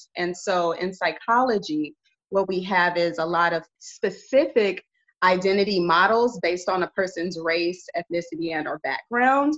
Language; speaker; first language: English; native; English